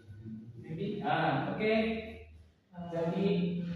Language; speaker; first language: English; non-native, learner; Indonesian